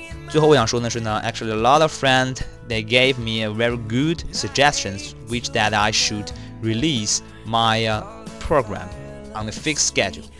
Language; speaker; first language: English; non-native, fluent; Chinese